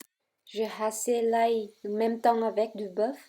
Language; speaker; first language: French; non-native, fluent; Vietnamese